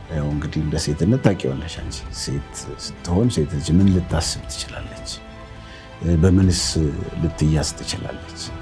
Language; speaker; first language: Amharic; non-native, local second language; Oromo